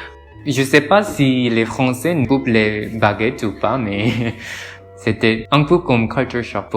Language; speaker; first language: French; non-native, learner; Korean